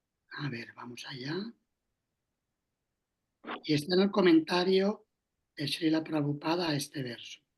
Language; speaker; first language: Spanish; native; Spanish